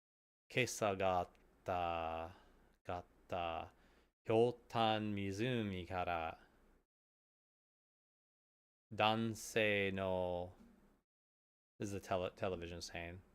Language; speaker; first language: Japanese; non-native, learner; English